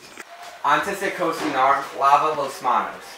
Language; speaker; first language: Spanish; non-native, learner; English